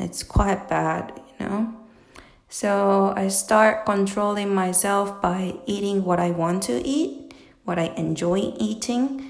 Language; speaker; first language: English; non-native, fluent; Japanese